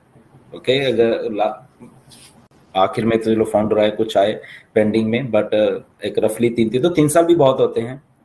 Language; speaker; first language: Hindi; native; Hindi